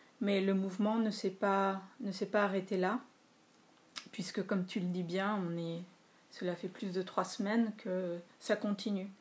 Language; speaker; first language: French; non-native, fluent; Spanish